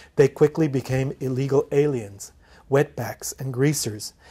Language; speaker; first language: English; native; English